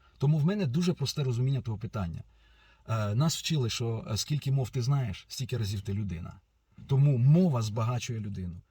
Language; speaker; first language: Ukrainian; non-native, local second language; Russian